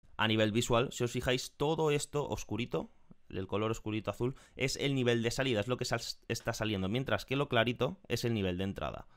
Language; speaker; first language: Spanish; native; Spanish